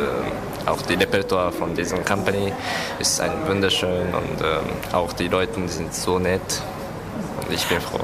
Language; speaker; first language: German; non-native, learner; Japanese